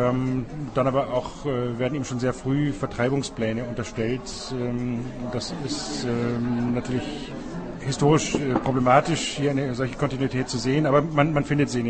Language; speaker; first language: German; native; German